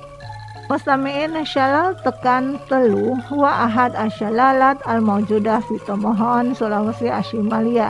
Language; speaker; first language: Arabic; non-native, fluent; Indonesian